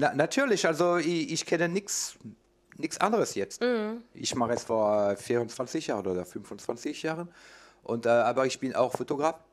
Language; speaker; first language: German; non-native, learner; French